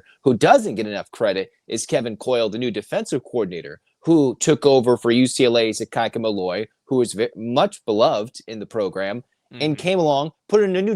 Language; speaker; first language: English; native; English